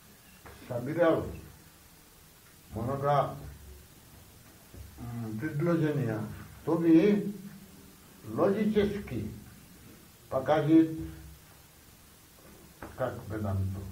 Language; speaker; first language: Russian; non-native, learner; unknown